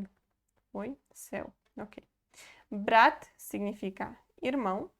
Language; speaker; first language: Portuguese; non-native, fluent; Polish